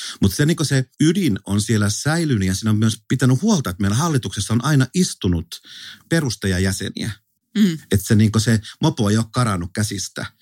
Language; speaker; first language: Finnish; native; Finnish